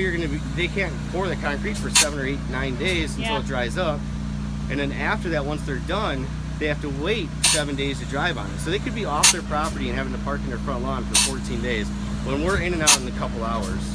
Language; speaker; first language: English; native; English